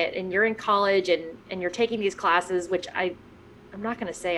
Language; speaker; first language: English; native; English